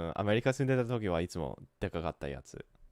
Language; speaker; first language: Japanese; early bilingual, heritage; Japanese